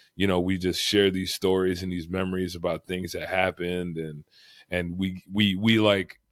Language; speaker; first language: English; native; English